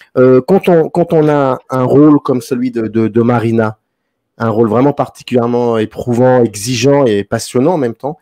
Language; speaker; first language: French; native; French